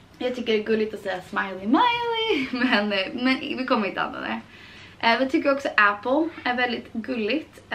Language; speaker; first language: Swedish; early bilingual, heritage; Swedish